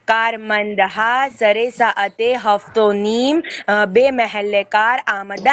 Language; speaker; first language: Persian; non-native, learner; Urdu